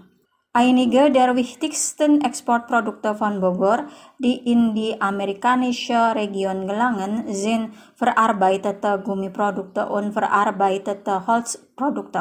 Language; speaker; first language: German; non-native, fluent; Indonesian